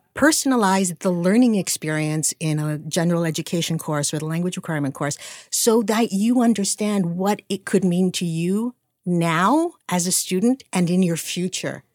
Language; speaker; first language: English; native; English